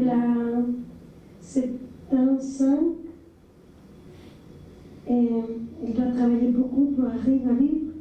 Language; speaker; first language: French; non-native, fluent; Spanish